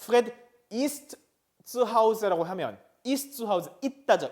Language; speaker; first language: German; non-native, fluent; Korean